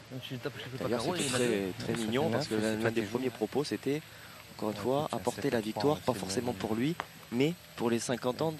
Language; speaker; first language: French; native; French